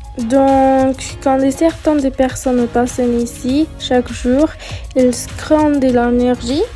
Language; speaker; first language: French; non-native, learner; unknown